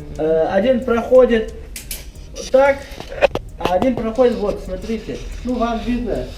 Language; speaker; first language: Russian; non-native, local second language; Tajik